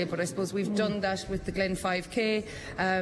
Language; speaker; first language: English; native; English